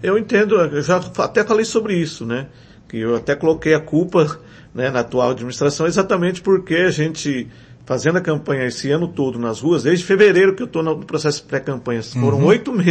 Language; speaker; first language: Portuguese; native; Portuguese